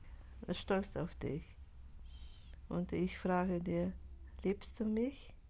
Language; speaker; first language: German; non-native, learner; Russian